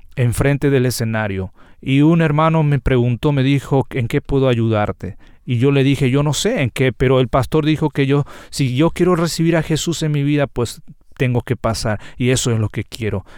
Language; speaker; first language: Spanish; native; Spanish